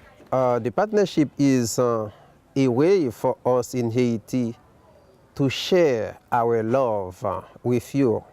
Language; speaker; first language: English; non-native, local second language; Haitian Creole